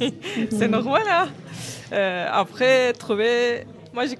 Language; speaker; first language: French; non-native, learner; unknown